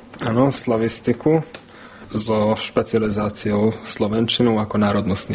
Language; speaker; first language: Slovak; non-native, local second language; Hungarian